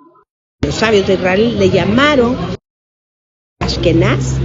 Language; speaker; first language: Spanish; native; Spanish